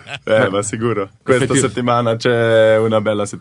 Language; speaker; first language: Italian; non-native, learner; Slovenian